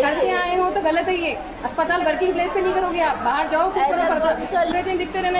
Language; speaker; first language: Hindi; native; Hindi